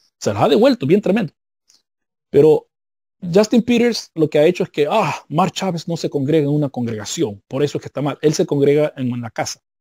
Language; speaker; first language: Spanish; native; Spanish